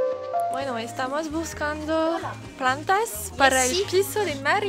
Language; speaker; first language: Spanish; early bilingual, heritage; French